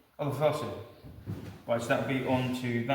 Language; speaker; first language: English; native; English